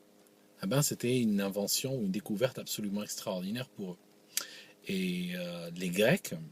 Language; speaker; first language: French; non-native, local second language; Arabic